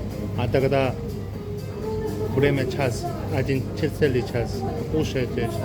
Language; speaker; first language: Russian; non-native, learner; Korean